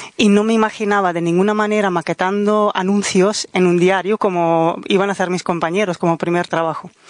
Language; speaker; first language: Spanish; non-native, fluent; Dutch